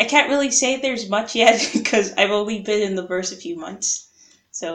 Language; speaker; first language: English; native; English